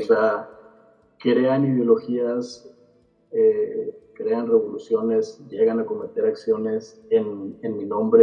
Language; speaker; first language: Spanish; native; Spanish